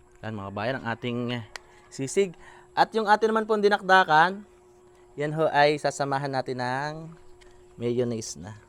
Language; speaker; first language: Filipino; native; Filipino